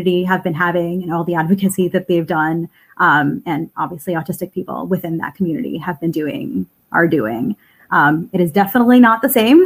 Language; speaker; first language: English; early bilingual, other home language; Russian